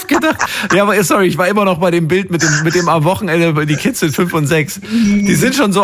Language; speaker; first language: German; native; German